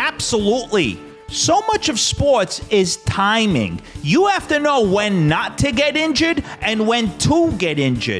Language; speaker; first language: English; native; English